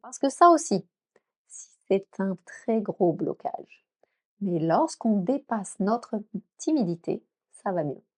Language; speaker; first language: French; native; French